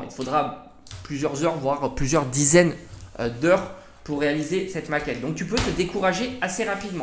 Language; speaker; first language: French; native; French